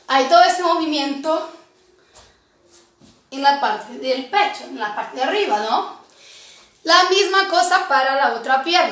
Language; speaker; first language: Spanish; non-native, fluent; Portuguese